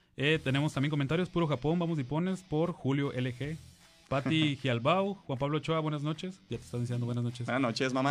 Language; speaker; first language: Spanish; native; Spanish